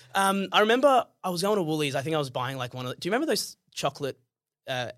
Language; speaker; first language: English; early bilingual, other home language; Arabic